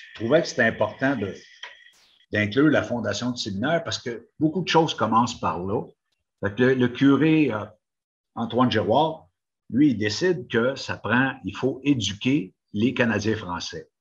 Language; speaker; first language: French; native; French